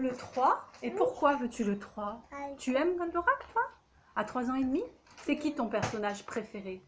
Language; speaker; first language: French; native; French